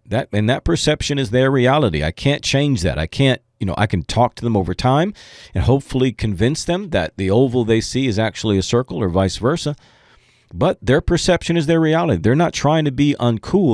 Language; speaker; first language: English; native; English